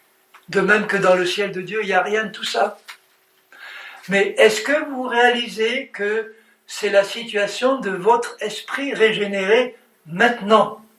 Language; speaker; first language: French; native; French